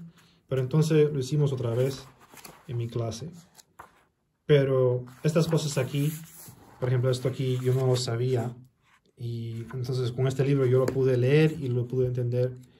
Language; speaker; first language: Spanish; early bilingual, heritage; Spanish